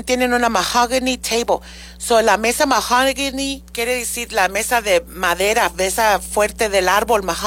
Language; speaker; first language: Spanish; early bilingual, heritage; Spanish